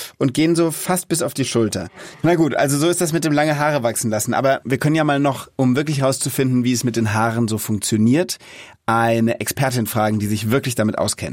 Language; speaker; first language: German; native; German